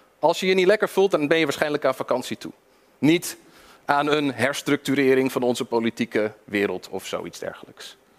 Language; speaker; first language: Dutch; early bilingual, other home language; English